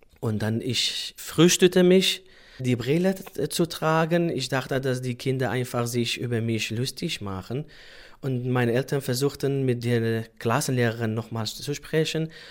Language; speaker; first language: German; non-native, fluent; Central Kurdish